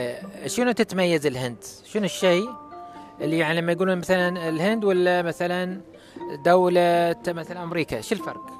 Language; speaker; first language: Arabic; native; Arabic